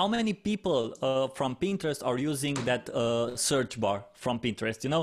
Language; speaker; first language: English; non-native, fluent; Romanian